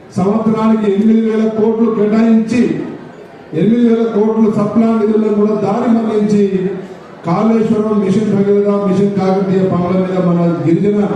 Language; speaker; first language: Telugu; non-native, local second language; Lambadi